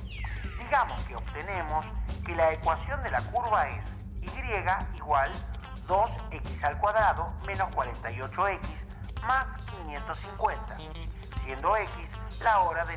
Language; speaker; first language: Spanish; native; Spanish